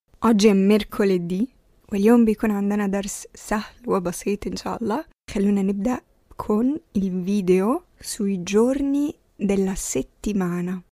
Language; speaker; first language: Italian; non-native, fluent; Arabic